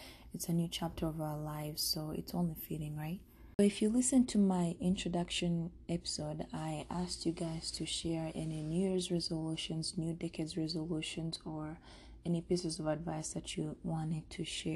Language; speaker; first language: English; non-native, local second language; Kinyarwanda